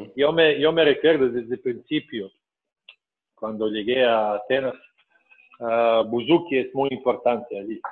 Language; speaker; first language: Spanish; non-native, fluent; Serbian